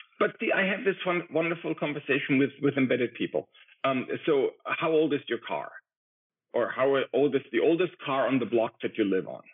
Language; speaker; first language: English; non-native, fluent; German